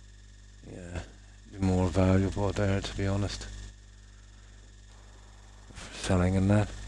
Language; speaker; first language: English; native; English